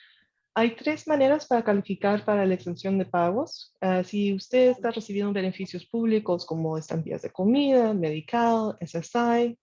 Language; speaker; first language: Spanish; non-native, fluent; English